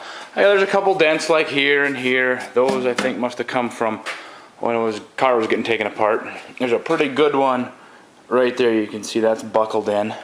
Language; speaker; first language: English; native; English